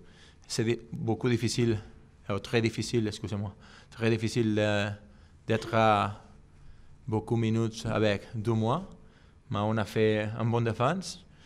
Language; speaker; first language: French; non-native, learner; Spanish